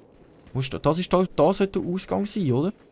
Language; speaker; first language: German; native; German